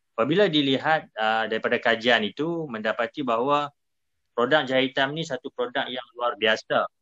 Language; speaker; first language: Malay; native; Malay